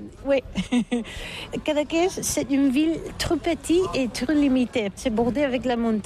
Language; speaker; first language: French; non-native, learner; Catalan